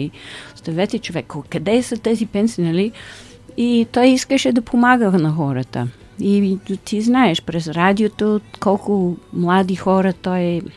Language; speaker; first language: Bulgarian; early bilingual, heritage; Bulgarian